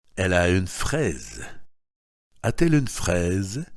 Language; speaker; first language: French; non-native, fluent; Russian